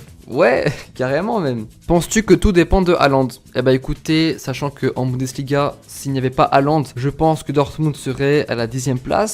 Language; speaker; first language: French; native; French